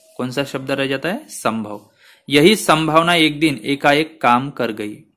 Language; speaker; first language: Hindi; non-native, local second language; Marathi